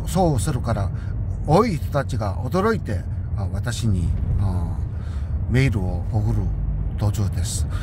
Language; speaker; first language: Japanese; non-native, learner; Korean